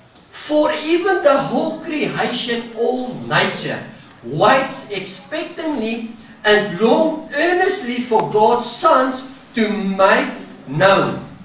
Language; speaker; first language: English; non-native, local second language; Afrikaans